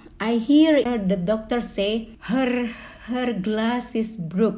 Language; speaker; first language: English; non-native, learner; Indonesian